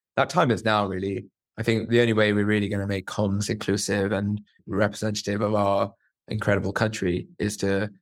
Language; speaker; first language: English; native; English